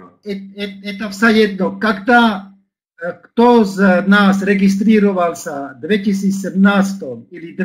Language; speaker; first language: Polish; non-native, learner; Slovak